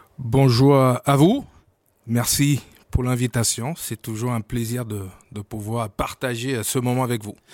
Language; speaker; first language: French; non-native, fluent; Portuguese